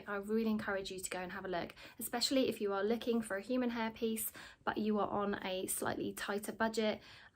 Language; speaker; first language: English; native; English